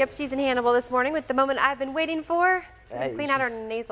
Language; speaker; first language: English; native; English